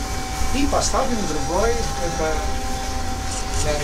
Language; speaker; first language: Russian; non-native, fluent; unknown